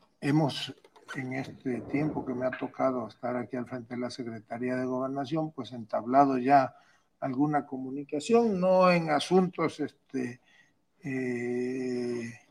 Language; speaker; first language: Spanish; native; Spanish